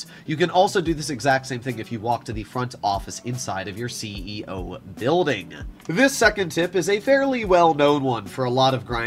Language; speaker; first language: English; native; English